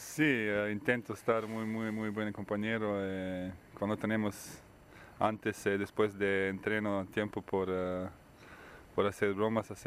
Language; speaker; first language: Spanish; non-native, learner; Bosnian